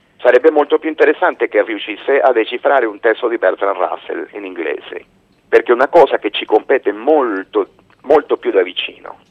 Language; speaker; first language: Italian; non-native, fluent; Spanish